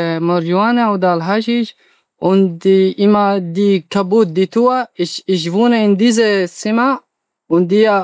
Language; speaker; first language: German; non-native, learner; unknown